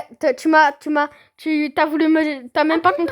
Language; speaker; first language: French; native; French